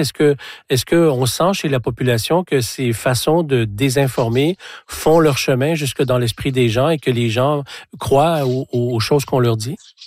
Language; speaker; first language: French; native; French